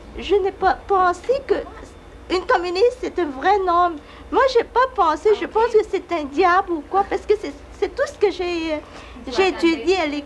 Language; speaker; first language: French; non-native, fluent; Vietnamese